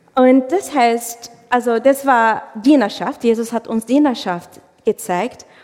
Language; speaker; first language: German; non-native, fluent; Arabic